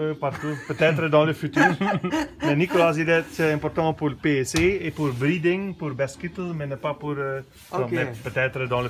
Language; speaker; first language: French; non-native, learner; Dutch